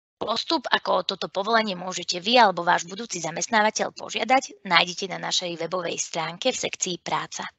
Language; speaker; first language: Slovak; native; Slovak